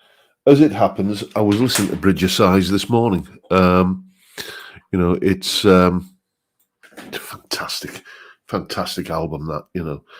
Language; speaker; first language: English; native; English